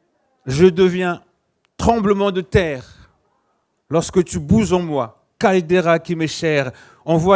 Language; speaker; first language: French; native; French